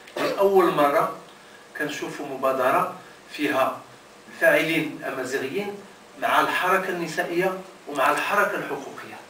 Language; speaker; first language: Arabic; non-native, local second language; Tachelhit